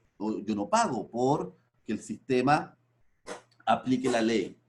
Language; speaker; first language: Spanish; native; Spanish